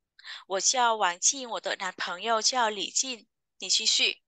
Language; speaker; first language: Chinese; non-native, fluent; Vietnamese